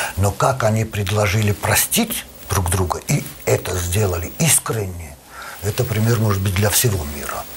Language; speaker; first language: Russian; non-native, local second language; Armenian